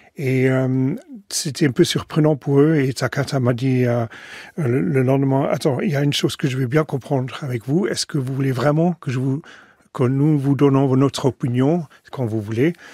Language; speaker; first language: French; non-native, fluent; Dutch